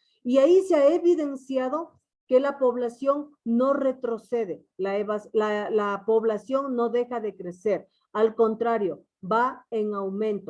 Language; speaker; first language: Spanish; native; Spanish